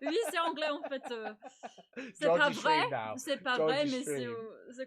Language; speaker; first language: French; non-native, learner; English